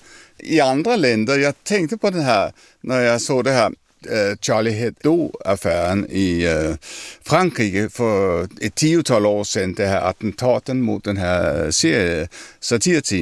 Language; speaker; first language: Swedish; non-native, fluent; French